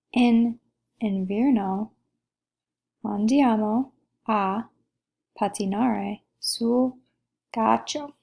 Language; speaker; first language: Italian; non-native, learner; English